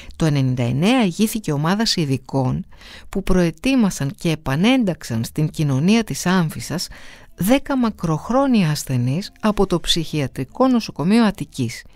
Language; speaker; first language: Greek; native; Greek